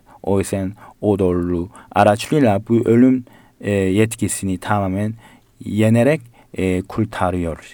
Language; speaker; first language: Turkish; non-native, learner; Korean